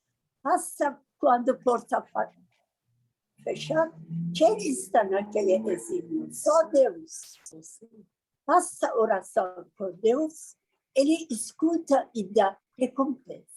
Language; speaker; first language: Portuguese; non-native, learner; Persian